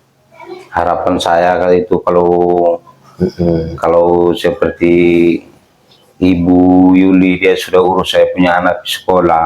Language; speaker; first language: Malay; non-native, local second language; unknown